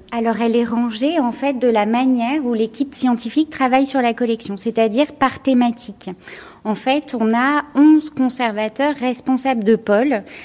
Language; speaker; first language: French; native; French